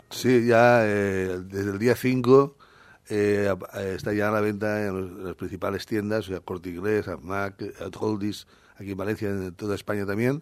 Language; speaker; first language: Spanish; native; Spanish